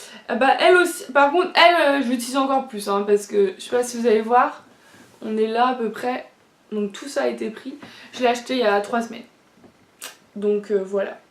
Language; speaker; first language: French; native; French